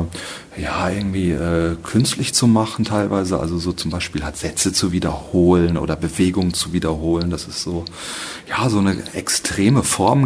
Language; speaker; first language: German; native; German